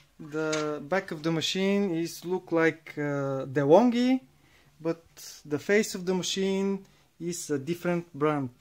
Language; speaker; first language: English; non-native, learner; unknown